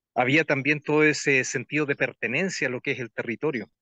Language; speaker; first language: Spanish; native; Spanish